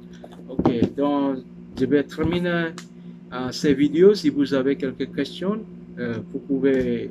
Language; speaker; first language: French; non-native, learner; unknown